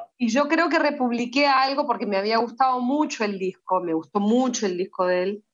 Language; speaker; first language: Spanish; early bilingual, heritage; Spanish